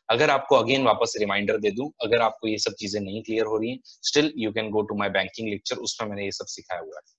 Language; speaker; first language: Hindi; non-native, local second language; Marathi